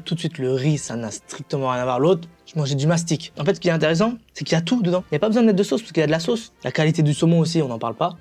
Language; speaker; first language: French; native; French